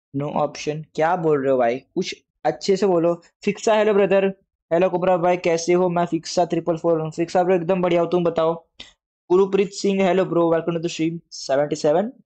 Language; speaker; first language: Hindi; non-native, local second language; Gujarati